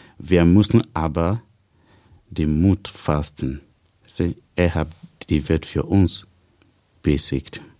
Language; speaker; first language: German; non-native, learner; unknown